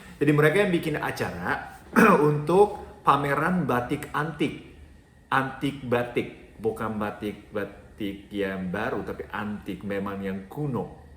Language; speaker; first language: Indonesian; non-native, fluent; Japanese